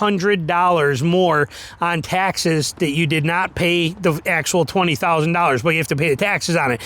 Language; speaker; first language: English; native; English